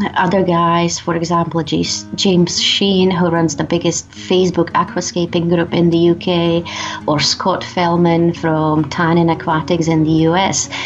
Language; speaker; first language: English; non-native, fluent; Czech